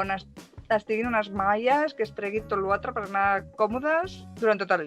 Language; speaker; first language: Catalan; native; Catalan